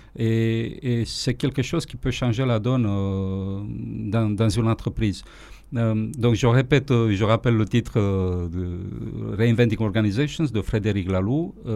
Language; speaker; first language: French; non-native, fluent; Romanian